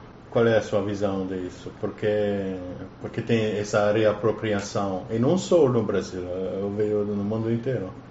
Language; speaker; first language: Portuguese; non-native, learner; Italian